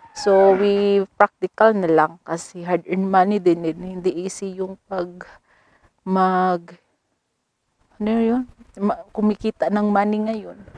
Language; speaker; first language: Filipino; non-native, local second language; Cebuano